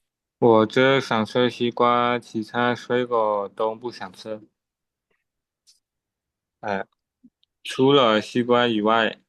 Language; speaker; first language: Chinese; non-native, learner; Burmese